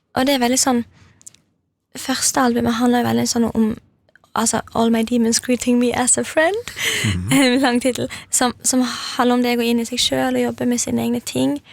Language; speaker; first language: Norwegian; native; Norwegian